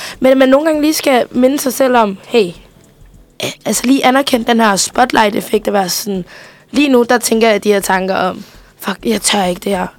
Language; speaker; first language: Danish; early bilingual, other home language; Spanish